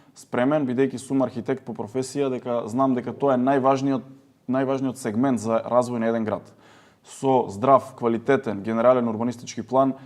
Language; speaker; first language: Macedonian; native; Macedonian